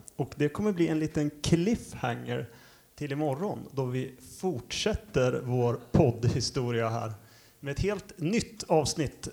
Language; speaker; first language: Swedish; native; Swedish